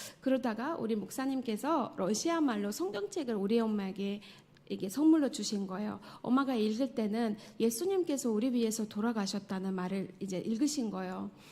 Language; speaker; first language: Korean; non-native, fluent; Tajik